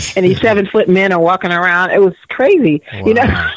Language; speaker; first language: English; native; English